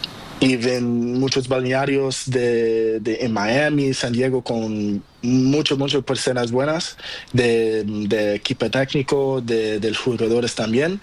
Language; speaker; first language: Spanish; non-native, learner; Portuguese